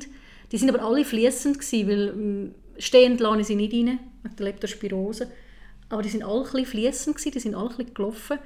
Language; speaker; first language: German; native; German